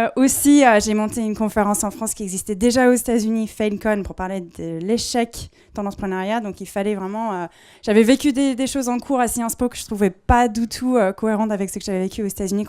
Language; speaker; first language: French; non-native, fluent; English